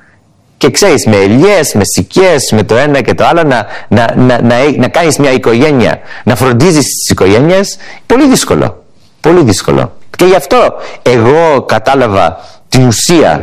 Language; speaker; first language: Greek; early bilingual, heritage; English